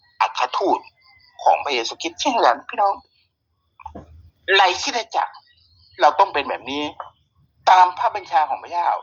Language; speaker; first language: Thai; native; Thai